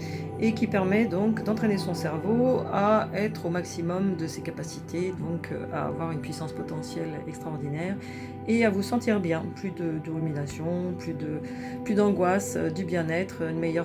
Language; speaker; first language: French; native; French